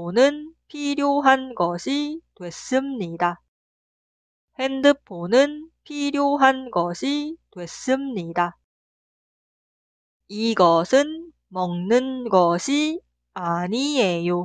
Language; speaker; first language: Korean; non-native, fluent; Spanish